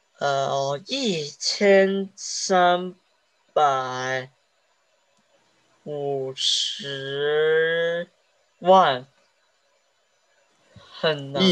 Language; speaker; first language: Chinese; early bilingual, heritage; Chinese